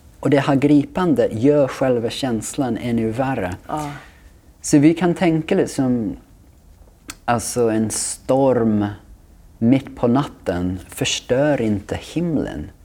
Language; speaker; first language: Swedish; non-native, fluent; English